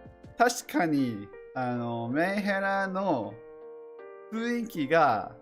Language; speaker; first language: Japanese; non-native, learner; English